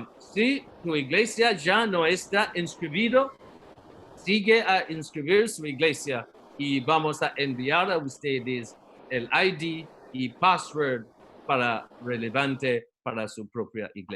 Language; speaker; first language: Spanish; non-native, learner; Portuguese